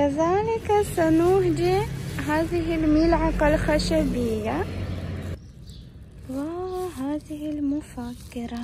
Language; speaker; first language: Arabic; non-native, fluent; Ukrainian